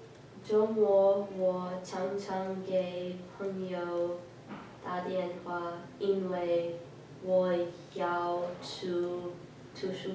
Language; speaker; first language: Chinese; non-native, learner; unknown